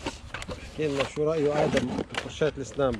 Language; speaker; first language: Arabic; native; Arabic